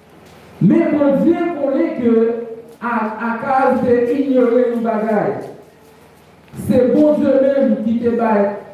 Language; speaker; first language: French; non-native, local second language; Haitian Creole